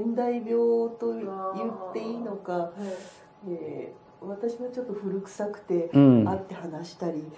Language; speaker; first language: Japanese; native; Japanese